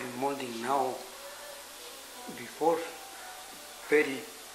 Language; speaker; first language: English; non-native, learner; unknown